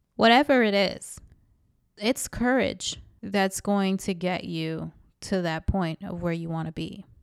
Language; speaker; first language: English; early bilingual, other home language; Spanish